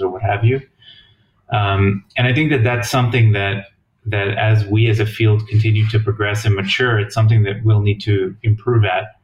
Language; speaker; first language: English; native; English